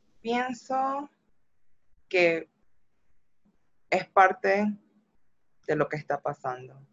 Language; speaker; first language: Spanish; early bilingual, other home language; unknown